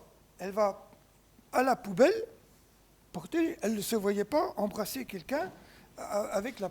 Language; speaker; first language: French; native; French